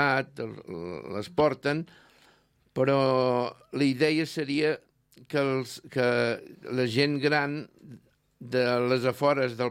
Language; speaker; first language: Catalan; native; Catalan